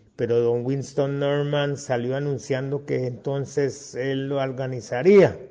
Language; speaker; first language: Spanish; non-native, local second language; English